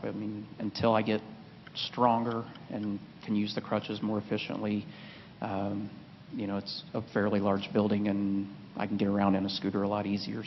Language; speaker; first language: English; native; English